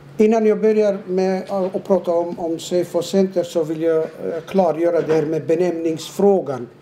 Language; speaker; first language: Swedish; non-native, fluent; Turoyo